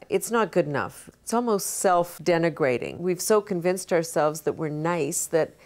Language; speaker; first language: English; native; English